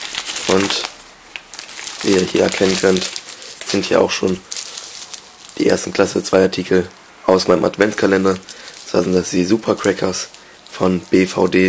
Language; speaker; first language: German; native; German